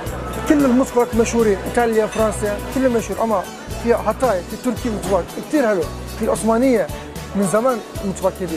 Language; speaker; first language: Arabic; non-native, learner; Turkish